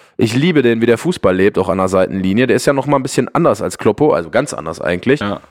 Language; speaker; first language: German; native; German